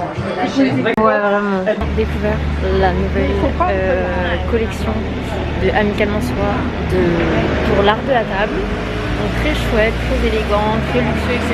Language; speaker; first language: French; native; French